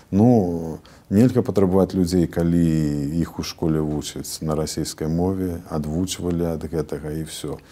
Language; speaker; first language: Belarusian; native; Belarusian